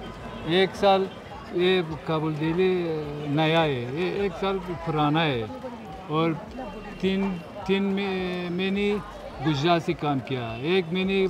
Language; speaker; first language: Hindi; non-native, learner; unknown